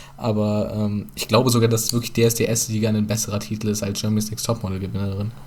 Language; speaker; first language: German; early bilingual, other home language; Turkish